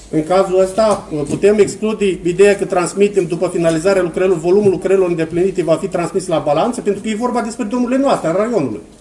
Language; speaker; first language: Romanian; native; Romanian